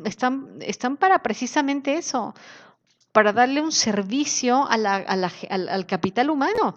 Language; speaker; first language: Spanish; native; Spanish